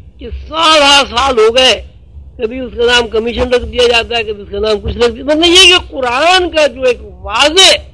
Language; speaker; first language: Urdu; native; Urdu